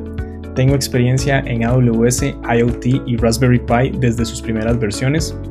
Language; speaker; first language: Spanish; native; Spanish